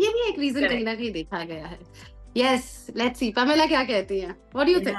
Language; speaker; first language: Hindi; native; Hindi